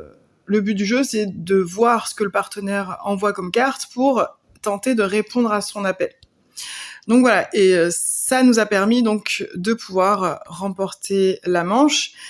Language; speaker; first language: French; native; French